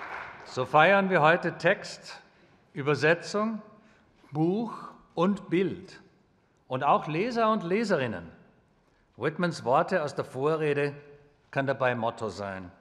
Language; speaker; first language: German; native; German